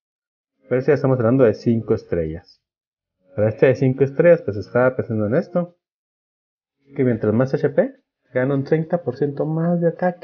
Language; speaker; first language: Spanish; native; Spanish